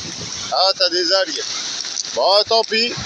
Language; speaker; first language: French; native; French